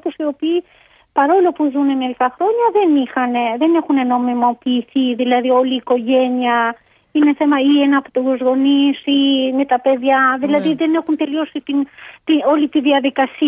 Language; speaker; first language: Greek; non-native, fluent; Albanian